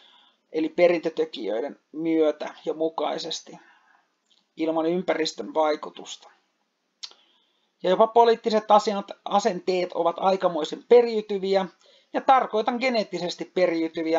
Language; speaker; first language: Finnish; native; Finnish